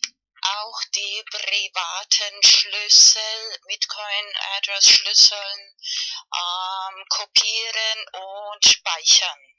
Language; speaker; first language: German; non-native, fluent; Spanish